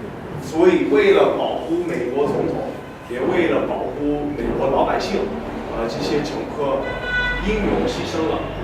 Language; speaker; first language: Chinese; non-native, fluent; English